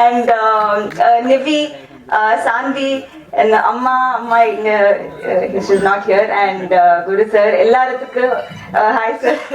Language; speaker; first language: Tamil; non-native, learner; Telugu